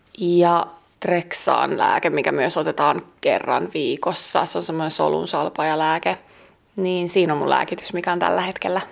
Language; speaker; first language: Finnish; native; Finnish